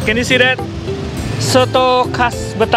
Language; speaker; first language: English; non-native, learner; Indonesian